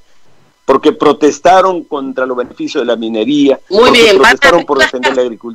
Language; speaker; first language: Spanish; native; Spanish